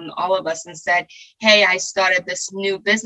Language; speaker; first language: English; non-native, fluent; Persian